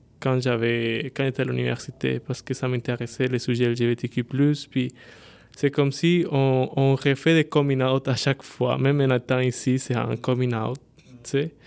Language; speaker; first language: French; non-native, fluent; Spanish